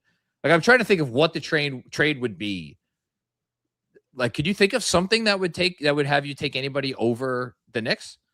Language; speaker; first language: English; native; English